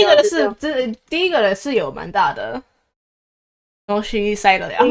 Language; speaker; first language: Chinese; early bilingual, heritage; Chinese